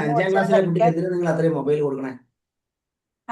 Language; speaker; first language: Malayalam; native; Malayalam